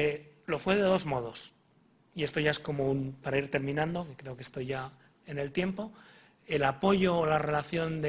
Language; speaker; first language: Spanish; native; Spanish